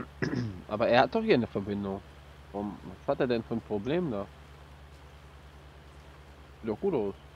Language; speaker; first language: German; native; German